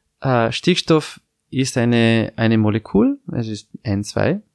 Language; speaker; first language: German; non-native, fluent; Italian